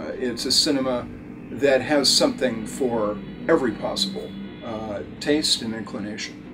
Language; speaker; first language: English; native; English